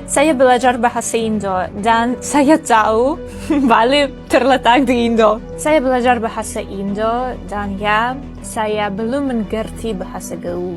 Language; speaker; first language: Indonesian; non-native, learner; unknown